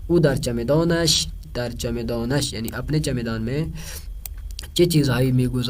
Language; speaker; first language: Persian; non-native, fluent; Urdu